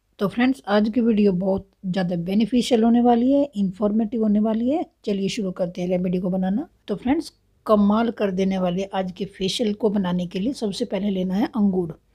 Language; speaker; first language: Hindi; native; Hindi